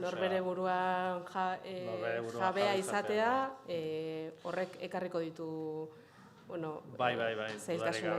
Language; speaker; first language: Basque; native; Basque